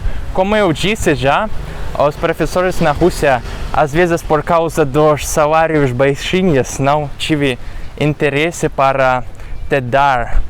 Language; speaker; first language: Portuguese; non-native, fluent; Russian